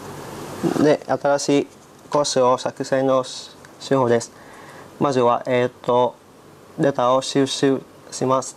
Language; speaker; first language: Japanese; non-native, learner; Vietnamese